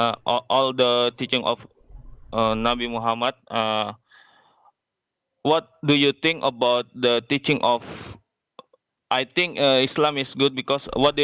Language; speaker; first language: English; non-native, learner; Indonesian